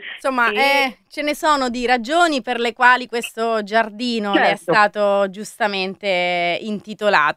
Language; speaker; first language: Italian; native; Italian